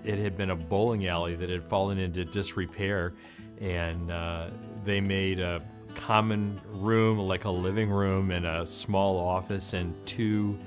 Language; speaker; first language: English; native; English